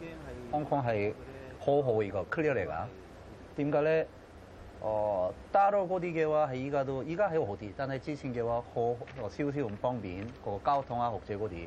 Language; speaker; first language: Cantonese; non-native, fluent; Korean